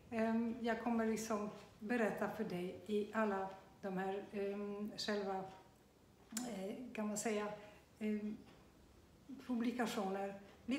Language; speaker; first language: Swedish; non-native, fluent; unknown